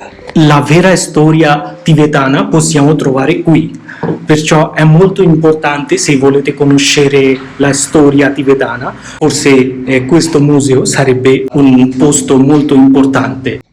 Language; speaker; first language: Italian; non-native, fluent; Bangla